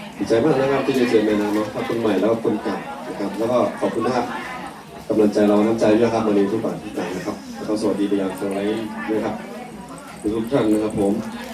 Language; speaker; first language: Thai; native; Thai